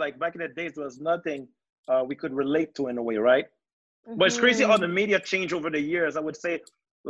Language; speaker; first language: English; non-native, fluent; French